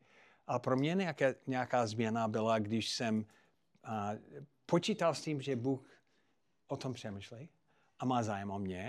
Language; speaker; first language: Czech; non-native, fluent; English